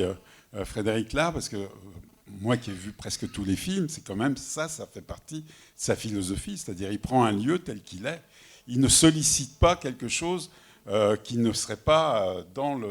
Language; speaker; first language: French; native; French